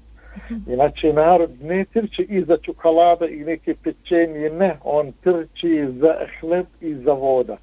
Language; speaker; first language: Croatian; non-native, fluent; Arabic